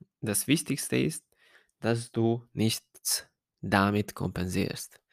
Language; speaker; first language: German; non-native, fluent; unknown